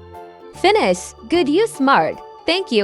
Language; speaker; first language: English; non-native, learner; Indonesian